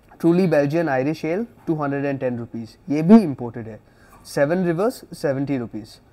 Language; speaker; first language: Hindi; non-native, local second language; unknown